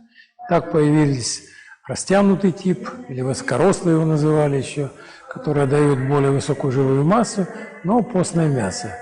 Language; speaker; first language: Russian; native; Russian